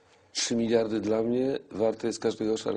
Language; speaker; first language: Polish; native; Polish